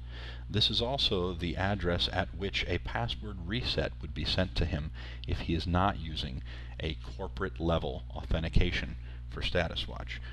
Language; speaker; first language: English; native; English